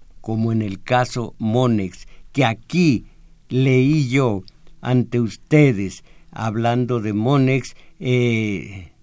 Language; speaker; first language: Spanish; native; Spanish